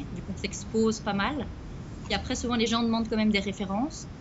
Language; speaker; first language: French; native; French